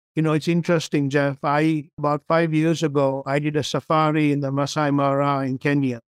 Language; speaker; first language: English; non-native, local second language; Tamil